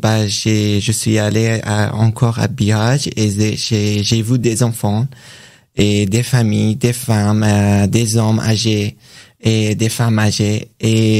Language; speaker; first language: French; non-native, learner; Persian